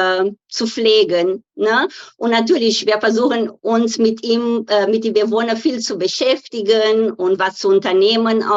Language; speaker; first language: German; non-native, fluent; Portuguese